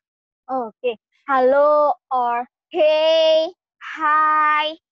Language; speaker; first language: English; non-native, learner; Indonesian